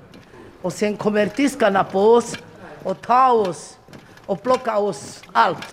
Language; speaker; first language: Swedish; non-native, learner; Romany